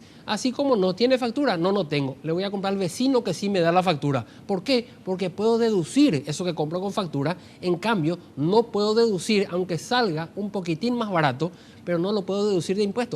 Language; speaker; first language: Spanish; native; Spanish